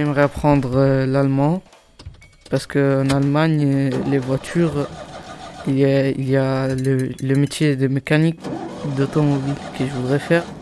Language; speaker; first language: French; early bilingual, other home language; Italian